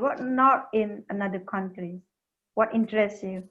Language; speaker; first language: English; non-native, learner; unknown